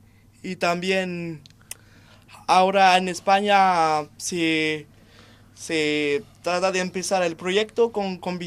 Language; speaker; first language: Spanish; non-native, fluent; French